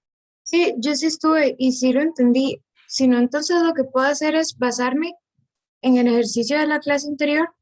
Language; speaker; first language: Spanish; native; Spanish